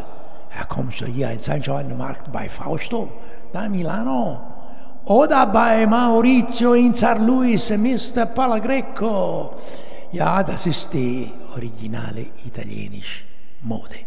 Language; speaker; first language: German; non-native, fluent; Italian